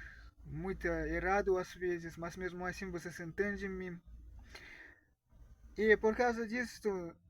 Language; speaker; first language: Portuguese; non-native, fluent; Russian